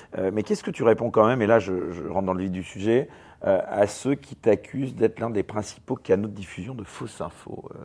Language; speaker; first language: French; native; French